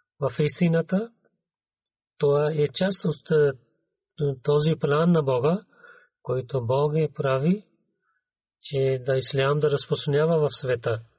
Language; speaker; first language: Bulgarian; non-native, learner; Urdu